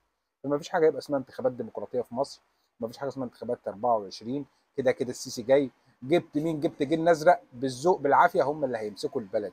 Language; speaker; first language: Arabic; native; Arabic